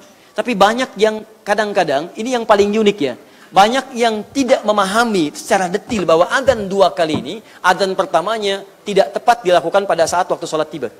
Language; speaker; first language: Indonesian; native; Indonesian